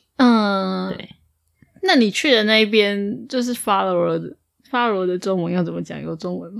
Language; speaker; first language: Chinese; native; Chinese